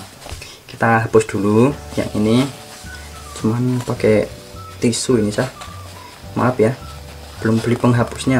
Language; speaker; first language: Indonesian; native; Indonesian